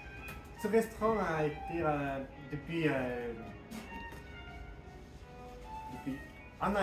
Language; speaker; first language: French; non-native, learner; Japanese